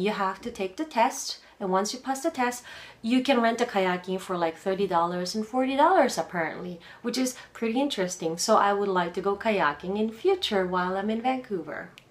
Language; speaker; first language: English; non-native, fluent; Japanese